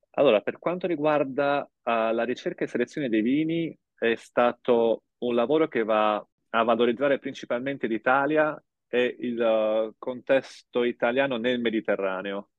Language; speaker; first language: Italian; native; Italian